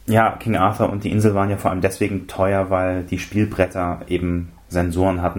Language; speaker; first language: German; native; German